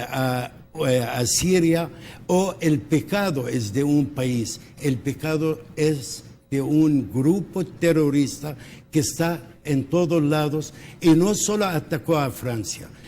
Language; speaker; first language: Spanish; non-native, local second language; Arabic